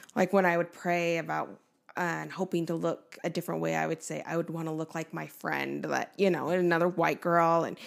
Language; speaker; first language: English; native; English